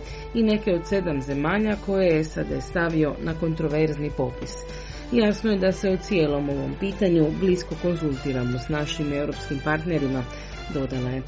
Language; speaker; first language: Croatian; native; Croatian